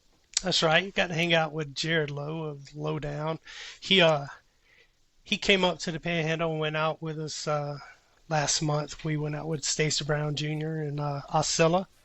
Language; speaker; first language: English; native; English